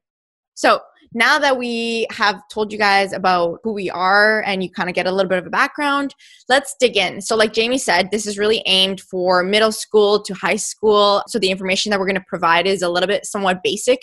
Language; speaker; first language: English; native; English